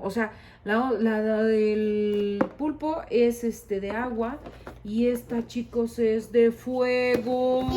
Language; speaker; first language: Spanish; native; Spanish